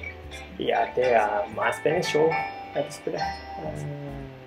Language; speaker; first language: Danish; non-native, learner; Japanese